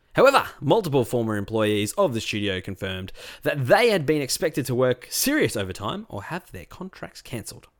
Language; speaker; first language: English; native; English